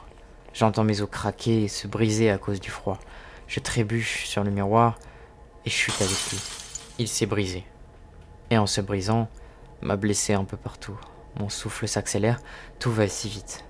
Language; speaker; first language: French; native; French